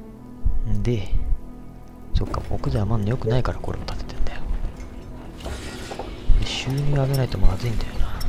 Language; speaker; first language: Japanese; native; Japanese